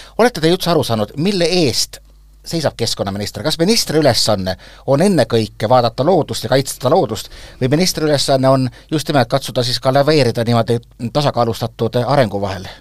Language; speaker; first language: Estonian; native; Estonian